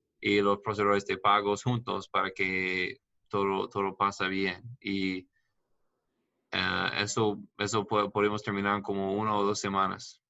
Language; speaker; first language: Spanish; non-native, learner; English